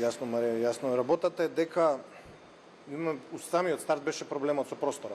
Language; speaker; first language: Macedonian; native; Macedonian